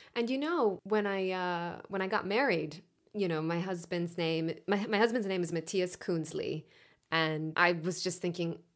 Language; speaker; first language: English; non-native, fluent; Hebrew